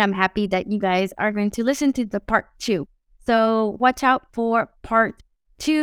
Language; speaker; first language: English; early bilingual, other home language; Filipino